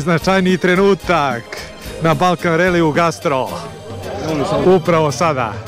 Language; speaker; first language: Croatian; native; Croatian